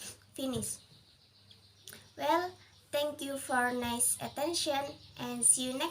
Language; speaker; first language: English; non-native, learner; Indonesian